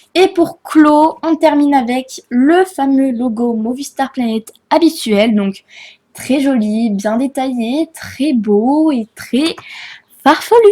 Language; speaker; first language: French; native; French